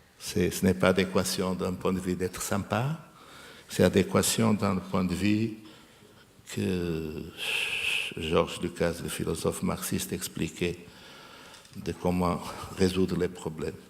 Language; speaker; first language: French; non-native, fluent; Portuguese